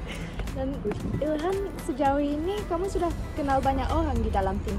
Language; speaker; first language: Indonesian; non-native, fluent; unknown